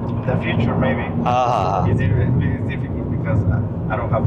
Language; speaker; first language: English; non-native, learner; Spanish